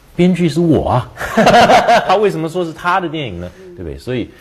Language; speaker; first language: Chinese; native; Chinese